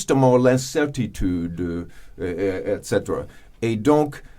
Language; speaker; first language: French; non-native, fluent; English